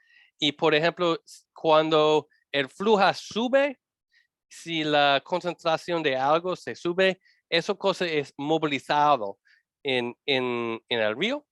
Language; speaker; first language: Spanish; non-native, learner; English